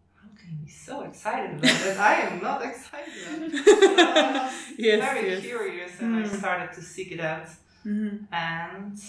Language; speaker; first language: English; non-native, fluent; Dutch